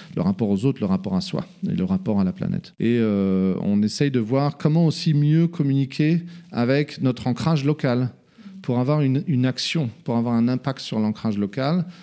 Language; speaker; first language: French; native; French